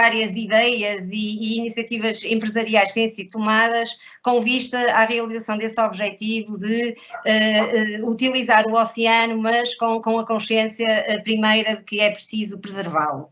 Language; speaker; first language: Portuguese; native; Portuguese